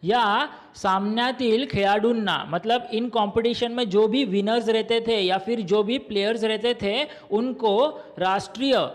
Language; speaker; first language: Hindi; non-native, local second language; Marathi